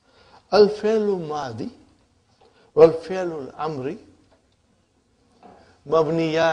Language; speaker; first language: Arabic; non-native, fluent; Urdu